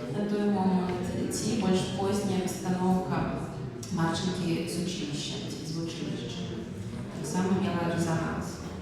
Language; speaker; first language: Belarusian; non-native, local second language; Russian